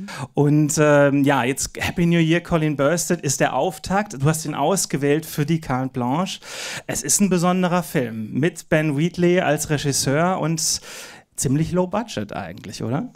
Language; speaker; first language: German; native; German